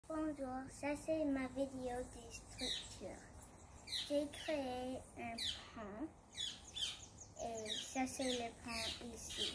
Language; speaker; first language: French; non-native, learner; English